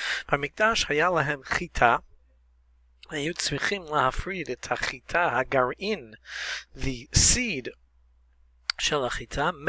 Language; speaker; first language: Hebrew; non-native, fluent; English